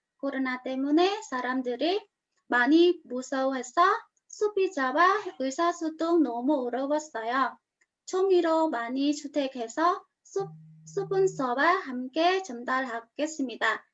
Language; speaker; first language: Korean; non-native, learner; Khmer